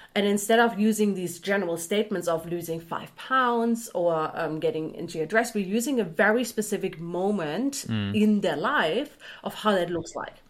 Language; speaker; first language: English; non-native, fluent; German